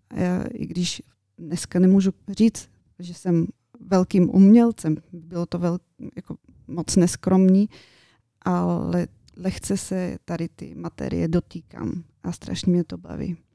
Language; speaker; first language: Czech; non-native, fluent; Bulgarian